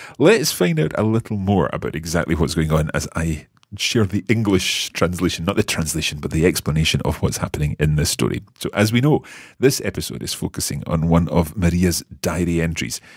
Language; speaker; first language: English; native; English